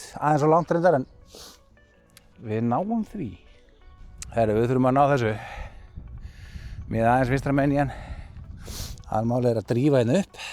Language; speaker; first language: Icelandic; native; Icelandic